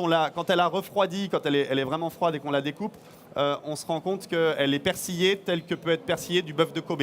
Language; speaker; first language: French; native; French